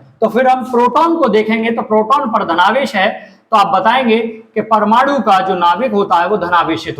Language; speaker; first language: Hindi; native; Hindi